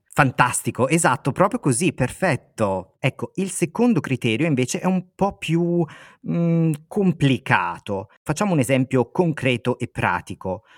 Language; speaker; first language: Italian; native; Italian